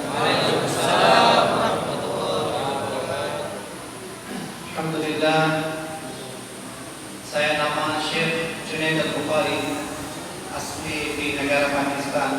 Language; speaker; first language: Indonesian; non-native, learner; Urdu